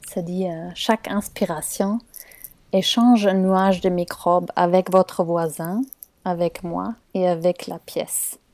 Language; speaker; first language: French; non-native, fluent; German